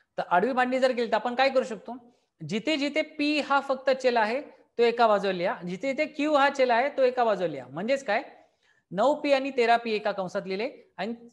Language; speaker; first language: Marathi; native; Marathi